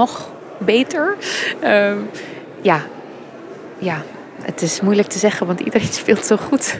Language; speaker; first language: Dutch; non-native, fluent; English